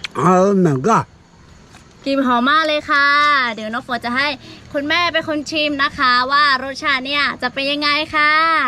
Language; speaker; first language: Thai; non-native, local second language; Lahu